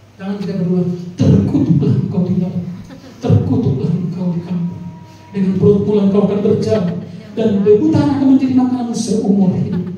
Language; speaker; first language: Indonesian; non-native, local second language; Batak Toba